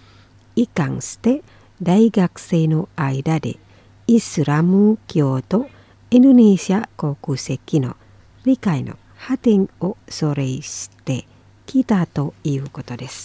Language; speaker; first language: Japanese; non-native, fluent; Indonesian